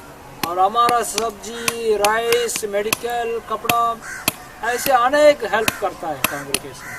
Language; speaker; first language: Hindi; non-native, local second language; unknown